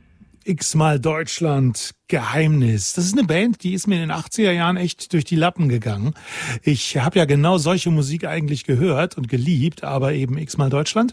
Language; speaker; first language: German; native; German